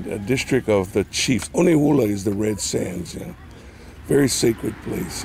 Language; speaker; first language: English; native; English